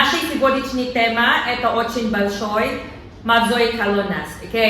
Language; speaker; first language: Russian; non-native, learner; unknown